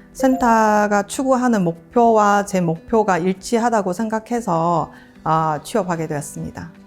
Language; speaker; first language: Korean; non-native, fluent; Chinese